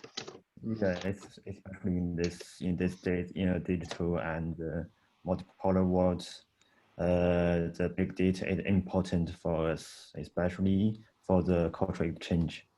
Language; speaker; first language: English; non-native, learner; Chinese